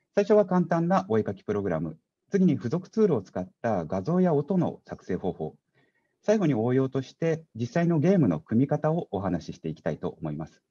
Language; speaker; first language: Japanese; native; Japanese